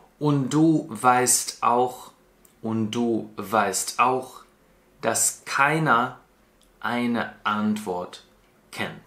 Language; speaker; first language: German; non-native, fluent; Russian